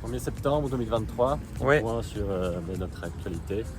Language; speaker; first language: French; native; French